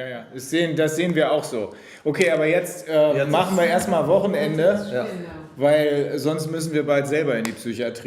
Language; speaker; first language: German; native; German